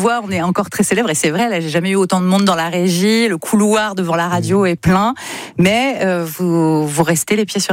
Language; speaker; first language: French; native; French